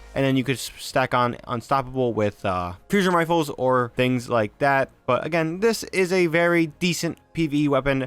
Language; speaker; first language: English; native; English